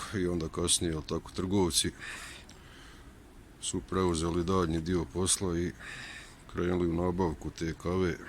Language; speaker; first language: Bosnian; native; Bosnian